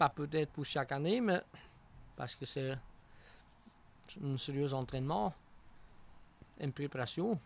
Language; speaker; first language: French; non-native, local second language; Dutch